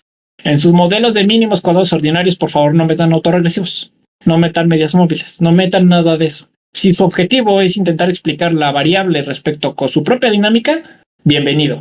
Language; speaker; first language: Spanish; native; Spanish